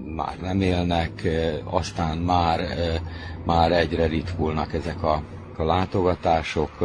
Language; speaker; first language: Hungarian; native; Hungarian